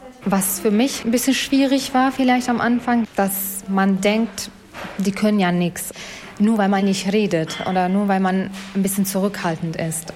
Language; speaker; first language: German; non-native, fluent; Albanian